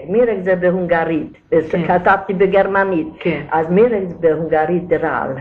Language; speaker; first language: Hebrew; non-native, learner; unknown